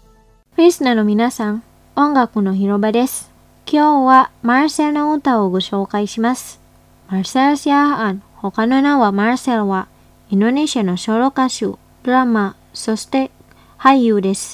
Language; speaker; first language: Japanese; non-native, fluent; Indonesian